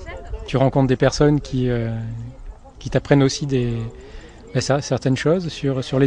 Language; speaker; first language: French; native; French